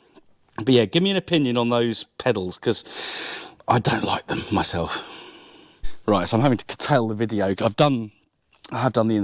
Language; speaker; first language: English; native; English